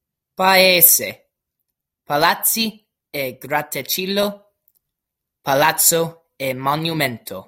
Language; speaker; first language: Italian; non-native, learner; English